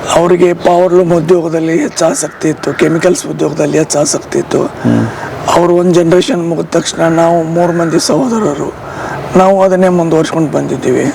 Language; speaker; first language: Kannada; native; Kannada